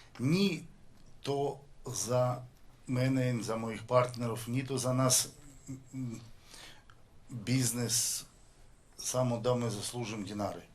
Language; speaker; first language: Slovenian; non-native, learner; Russian